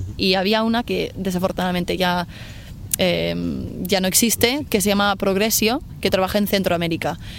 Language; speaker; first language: Spanish; non-native, fluent; English